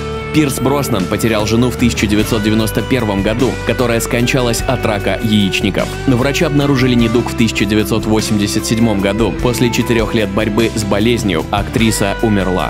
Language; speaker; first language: Russian; native; Russian